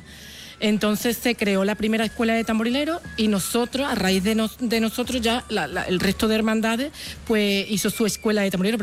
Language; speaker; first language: Spanish; native; Spanish